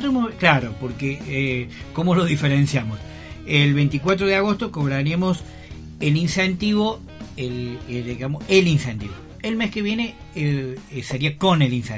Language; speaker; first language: Spanish; native; Spanish